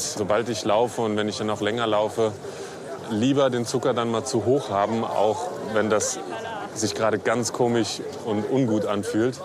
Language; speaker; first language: German; native; German